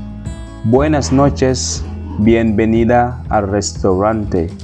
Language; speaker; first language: Spanish; non-native, fluent; Wolof